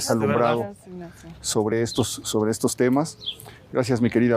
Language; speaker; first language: Spanish; native; Spanish